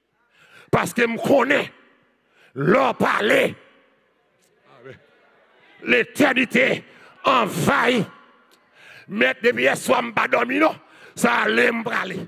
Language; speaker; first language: French; non-native, learner; Haitian Creole